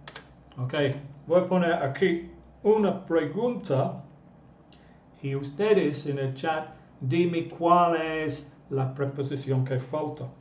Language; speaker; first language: Spanish; non-native, fluent; English